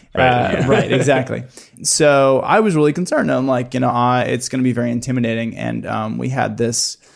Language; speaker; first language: English; native; English